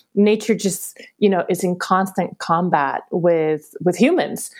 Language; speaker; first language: English; early bilingual, other home language; Spanish